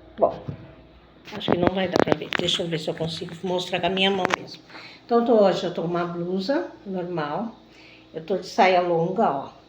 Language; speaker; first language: Portuguese; native; Portuguese